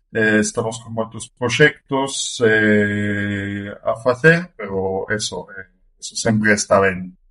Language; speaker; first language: Galician; non-native, fluent; German